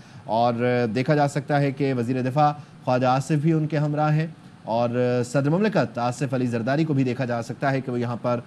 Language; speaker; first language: Urdu; native; Urdu